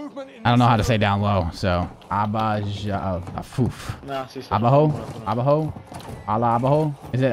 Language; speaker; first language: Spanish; non-native, learner; English